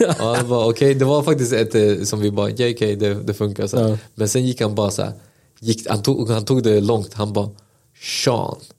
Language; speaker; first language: Swedish; early bilingual, other home language; Spanish